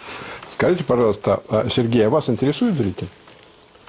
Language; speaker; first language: Russian; native; Russian